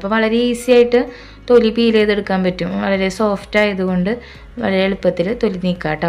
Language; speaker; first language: Malayalam; native; Malayalam